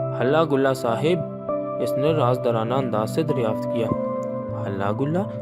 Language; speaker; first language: Urdu; native; Urdu